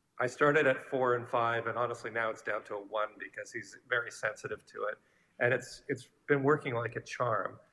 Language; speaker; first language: English; native; English